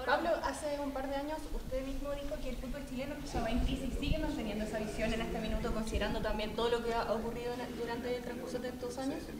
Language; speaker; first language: Spanish; native; Spanish